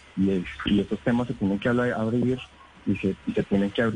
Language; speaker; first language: Spanish; native; Spanish